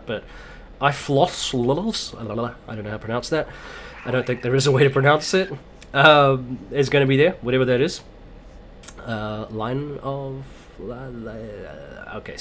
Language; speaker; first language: English; native; English